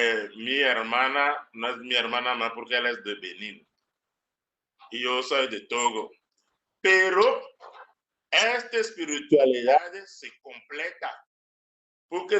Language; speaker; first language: Spanish; non-native, learner; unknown